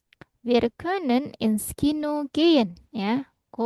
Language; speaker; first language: German; non-native, fluent; Indonesian